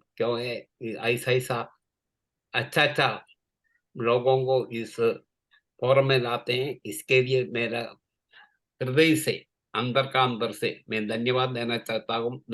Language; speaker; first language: Hindi; non-native, local second language; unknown